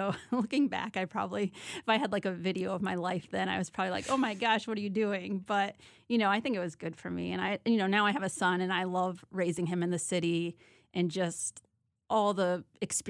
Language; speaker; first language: English; native; English